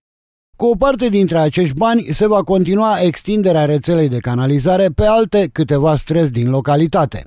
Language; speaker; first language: Romanian; native; Romanian